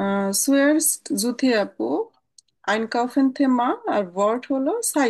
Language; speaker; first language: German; non-native, fluent; Bangla